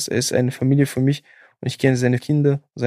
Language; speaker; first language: German; non-native, fluent; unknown